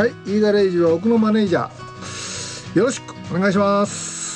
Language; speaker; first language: Japanese; native; Japanese